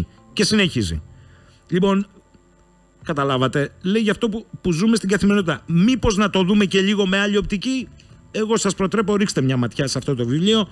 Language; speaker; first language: Greek; native; Greek